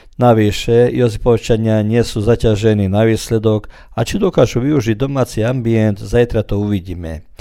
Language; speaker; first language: Slovak; early bilingual, heritage; Croatian